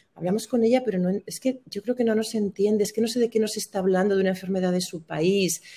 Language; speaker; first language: Spanish; native; Spanish